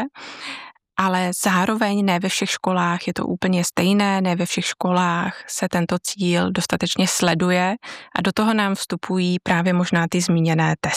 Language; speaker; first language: Czech; native; Czech